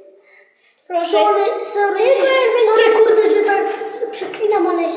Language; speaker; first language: Polish; native; Polish